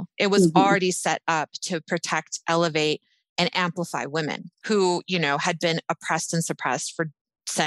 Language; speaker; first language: English; native; English